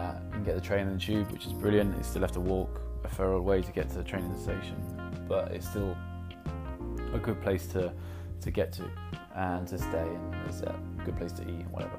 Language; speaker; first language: English; native; English